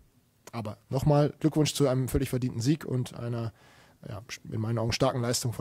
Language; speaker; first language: German; native; German